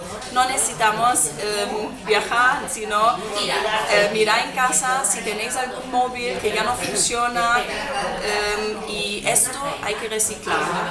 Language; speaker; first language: Spanish; non-native, fluent; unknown